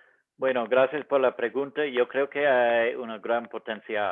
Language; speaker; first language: Spanish; non-native, fluent; English